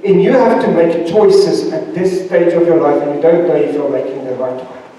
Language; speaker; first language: English; non-native, local second language; Afrikaans